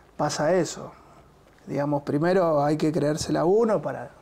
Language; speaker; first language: Spanish; native; Spanish